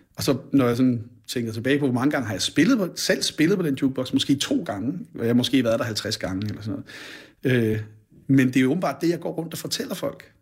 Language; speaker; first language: Danish; native; Danish